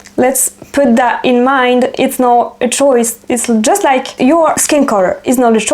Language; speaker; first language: English; non-native, fluent; French